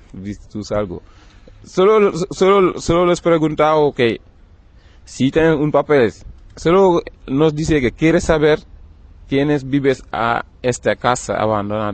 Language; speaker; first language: Spanish; non-native, learner; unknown